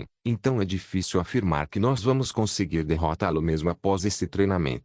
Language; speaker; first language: Portuguese; native; Portuguese